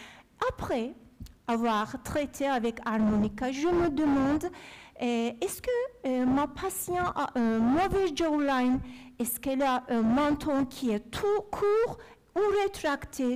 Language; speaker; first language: French; non-native, fluent; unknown